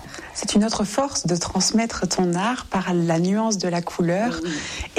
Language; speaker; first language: French; native; French